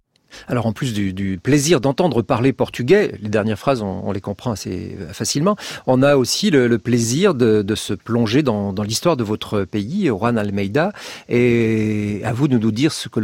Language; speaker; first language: French; native; French